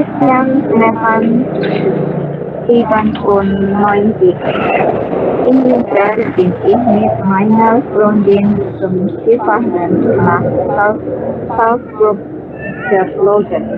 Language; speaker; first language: German; non-native, learner; Indonesian